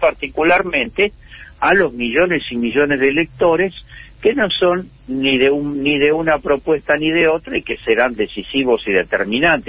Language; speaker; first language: Spanish; native; Spanish